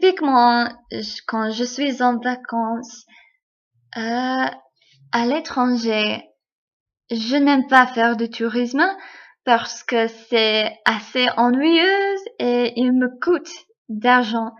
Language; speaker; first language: French; non-native, learner; English